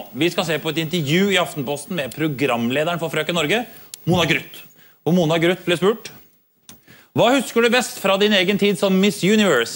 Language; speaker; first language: Norwegian; native; Norwegian